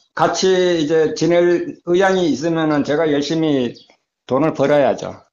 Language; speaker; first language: Korean; native; Korean